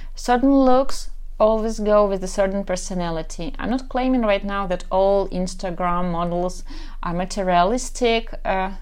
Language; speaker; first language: English; non-native, fluent; Ukrainian